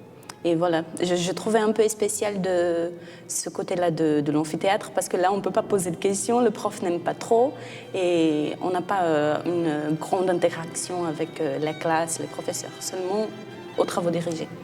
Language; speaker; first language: French; non-native, fluent; Portuguese